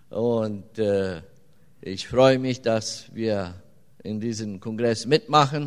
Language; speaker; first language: German; early bilingual, heritage; German